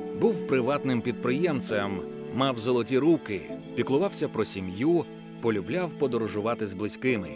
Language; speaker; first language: Ukrainian; native; Ukrainian